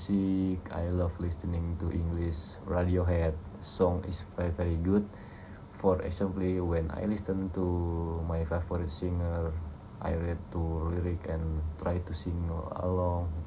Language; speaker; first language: English; non-native, learner; Indonesian